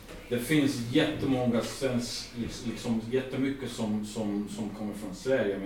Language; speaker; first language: Swedish; non-native, fluent; English